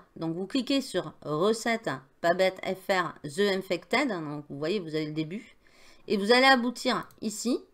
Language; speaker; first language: French; native; French